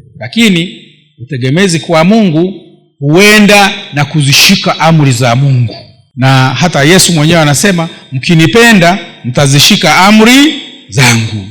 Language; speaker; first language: Swahili; non-native, local second language; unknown